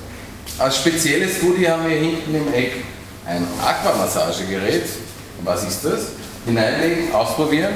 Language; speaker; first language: German; native; German